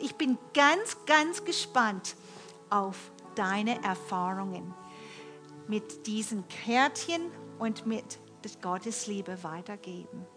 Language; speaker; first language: German; non-native, fluent; English